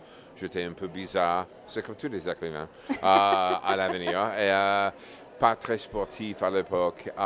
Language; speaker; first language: French; non-native, fluent; English